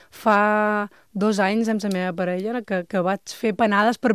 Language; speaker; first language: Catalan; non-native, local second language; Spanish